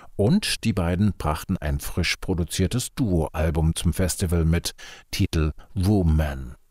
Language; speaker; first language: German; native; German